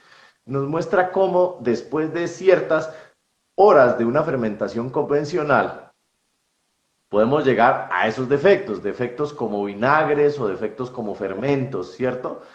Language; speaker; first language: Spanish; native; Spanish